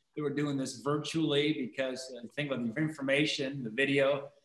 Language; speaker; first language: English; native; English